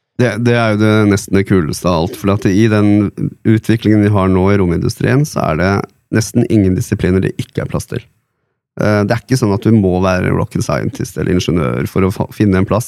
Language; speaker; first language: Norwegian; native; Norwegian